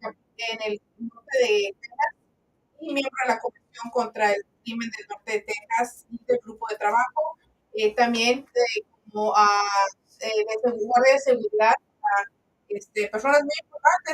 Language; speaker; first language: Spanish; early bilingual, heritage; Spanish